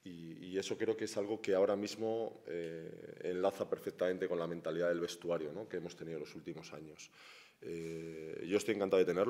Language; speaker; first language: Spanish; native; Spanish